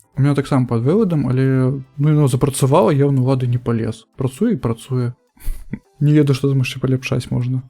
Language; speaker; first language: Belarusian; non-native, local second language; Russian